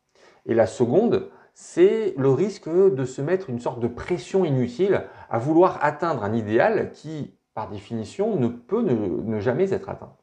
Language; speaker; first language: French; native; French